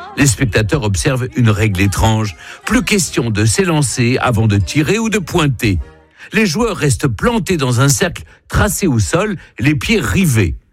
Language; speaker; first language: French; native; French